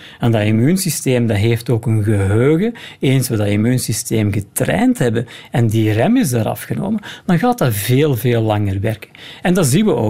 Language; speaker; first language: Dutch; native; Dutch